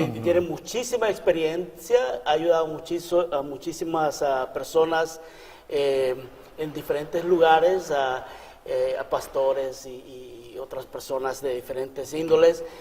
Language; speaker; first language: Spanish; native; Spanish